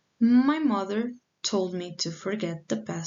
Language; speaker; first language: English; non-native, fluent; Portuguese